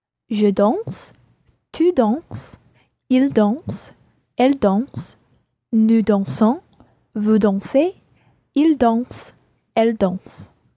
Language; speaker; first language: French; non-native, learner; English